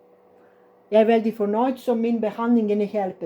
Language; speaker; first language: Norwegian; non-native, learner; Serbian